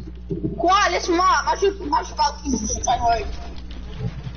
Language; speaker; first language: French; non-native, local second language; English